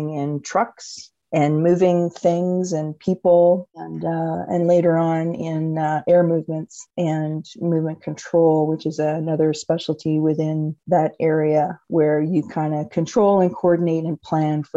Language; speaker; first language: English; native; English